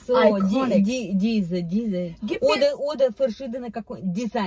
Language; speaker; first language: German; non-native, learner; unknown